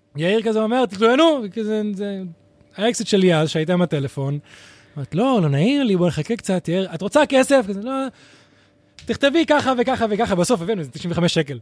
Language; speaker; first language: Hebrew; native; Hebrew